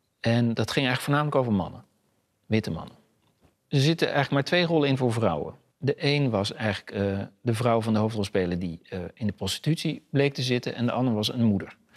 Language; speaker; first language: Dutch; native; Dutch